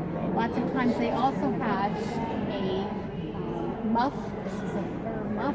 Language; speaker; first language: English; native; English